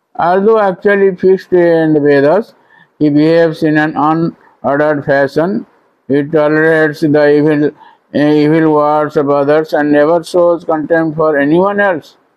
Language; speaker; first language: English; non-native, local second language; Odia